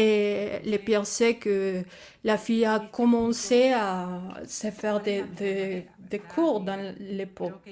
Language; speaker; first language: French; non-native, fluent; Spanish